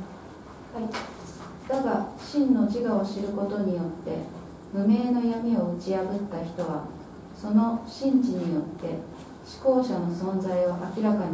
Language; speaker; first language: Japanese; native; Japanese